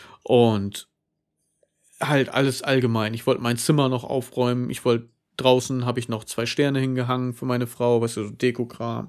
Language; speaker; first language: German; native; German